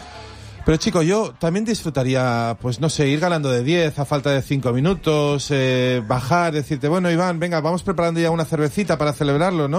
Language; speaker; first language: Spanish; native; Spanish